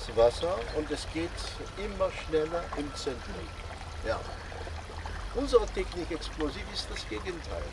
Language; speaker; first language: German; non-native, learner; Arabic